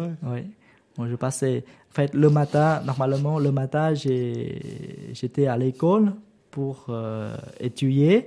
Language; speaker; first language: French; non-native, learner; Vietnamese